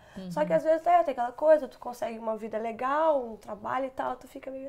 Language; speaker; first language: Portuguese; non-native, local second language; Kabuverdianu